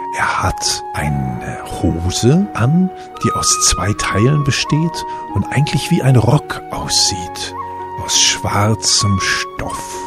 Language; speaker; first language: German; native; German